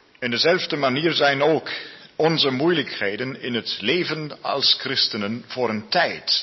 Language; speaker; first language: Dutch; non-native, learner; Spanish